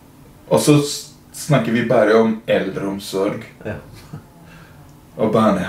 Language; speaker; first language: Norwegian; non-native, fluent; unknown